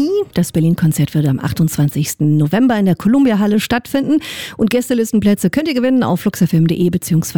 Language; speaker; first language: German; native; German